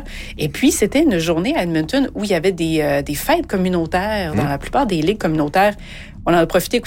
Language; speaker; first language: French; native; French